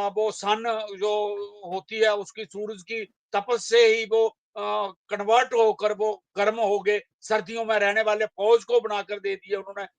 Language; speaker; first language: Hindi; non-native, local second language; Dogri